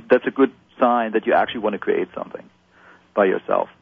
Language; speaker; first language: English; non-native, fluent; German